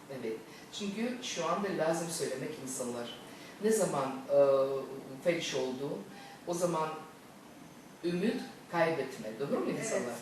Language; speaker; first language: Turkish; non-native, learner; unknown